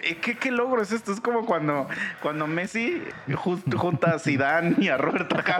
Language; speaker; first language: Spanish; native; Spanish